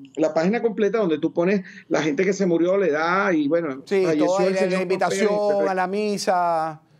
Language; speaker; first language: Spanish; native; Spanish